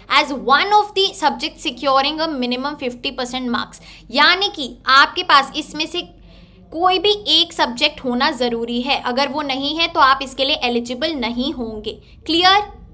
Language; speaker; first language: Hindi; native; Hindi